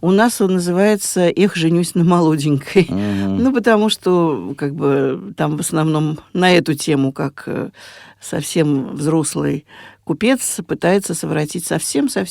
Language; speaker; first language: Russian; native; Russian